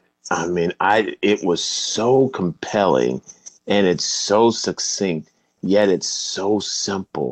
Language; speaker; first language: English; native; English